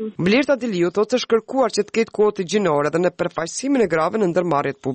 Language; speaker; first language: Albanian; native; Albanian